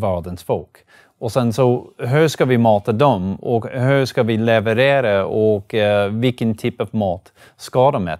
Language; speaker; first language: Swedish; non-native, learner; English